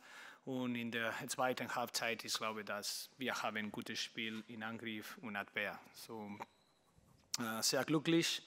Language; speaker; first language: German; non-native, learner; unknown